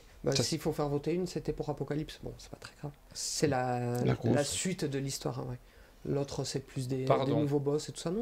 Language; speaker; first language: French; native; French